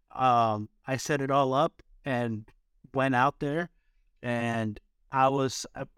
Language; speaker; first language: English; native; English